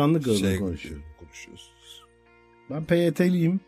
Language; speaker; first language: Turkish; native; Turkish